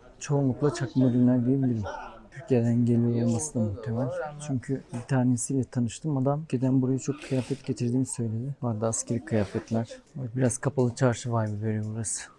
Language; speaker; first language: Turkish; non-native, local second language; Kurdish